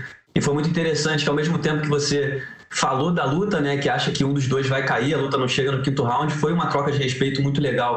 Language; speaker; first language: Portuguese; native; Portuguese